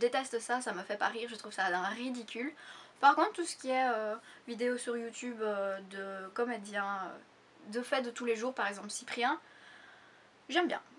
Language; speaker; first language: French; native; French